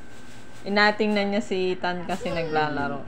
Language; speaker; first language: Filipino; native; Filipino